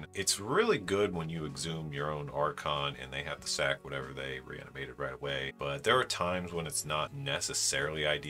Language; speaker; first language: English; native; English